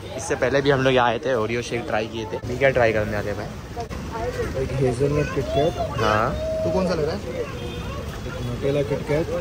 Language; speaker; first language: Hindi; native; Hindi